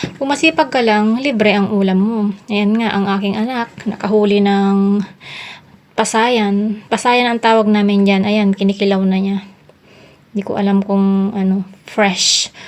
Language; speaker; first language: Filipino; non-native, local second language; Iloko